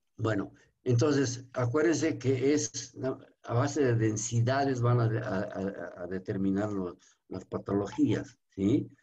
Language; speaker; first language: Spanish; native; Spanish